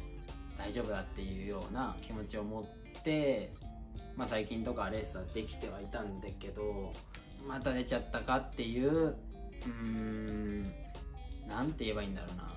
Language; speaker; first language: Japanese; native; Japanese